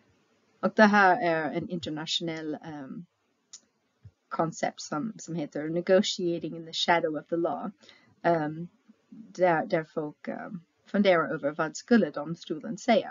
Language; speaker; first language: Swedish; non-native, fluent; English